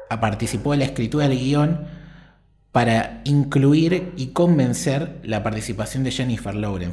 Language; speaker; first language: Spanish; native; Spanish